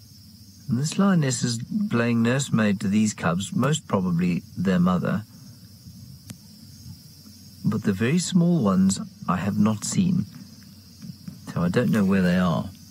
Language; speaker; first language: English; native; English